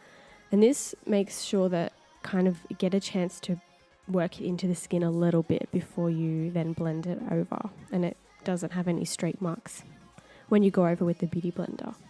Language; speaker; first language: English; native; English